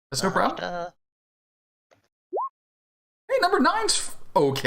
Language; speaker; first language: English; native; English